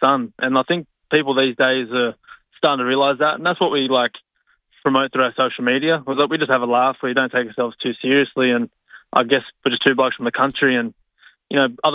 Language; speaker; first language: English; native; English